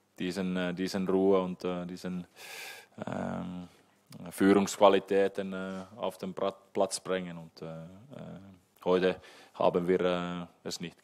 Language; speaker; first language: German; non-native, fluent; Finnish